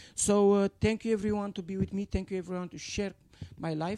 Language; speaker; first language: English; non-native, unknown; Romanian